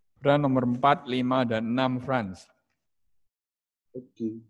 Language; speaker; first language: Indonesian; native; Indonesian